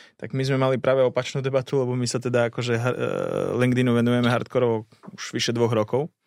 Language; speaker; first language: Slovak; native; Slovak